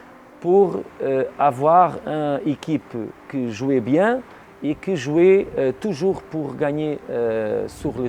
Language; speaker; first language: French; non-native, learner; Portuguese